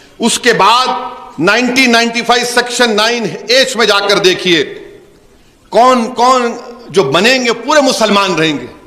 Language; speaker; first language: Urdu; native; Urdu